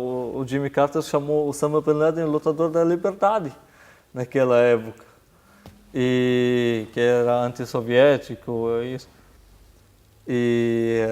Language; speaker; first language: Portuguese; non-native, fluent; Arabic